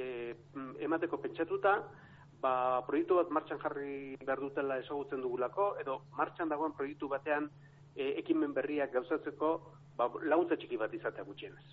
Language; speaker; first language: Basque; native; Basque